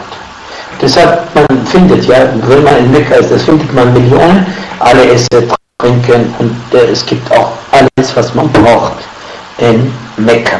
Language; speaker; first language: German; non-native, fluent; Arabic